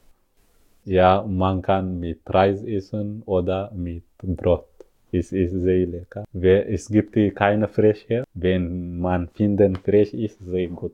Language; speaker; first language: German; non-native, learner; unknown